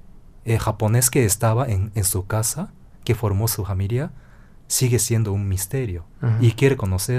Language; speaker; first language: Spanish; non-native, fluent; Japanese